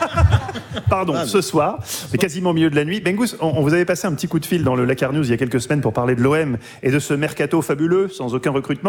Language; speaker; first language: French; native; French